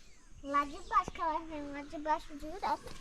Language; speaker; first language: Portuguese; native; Portuguese